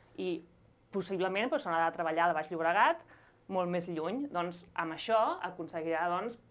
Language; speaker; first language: Catalan; native; Catalan